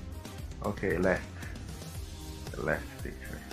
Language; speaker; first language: English; non-native, learner; Portuguese